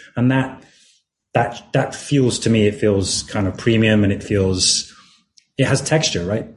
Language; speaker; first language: English; native; English